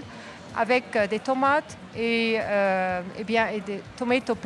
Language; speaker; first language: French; non-native, local second language; Arabic